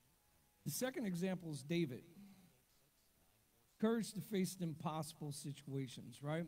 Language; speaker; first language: English; native; English